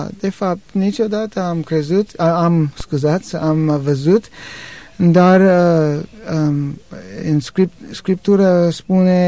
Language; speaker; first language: Romanian; non-native, learner; English